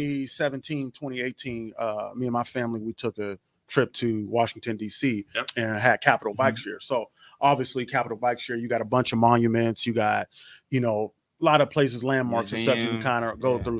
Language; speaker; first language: English; native; English